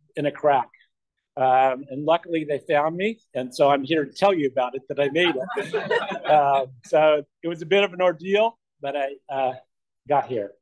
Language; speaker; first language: English; native; English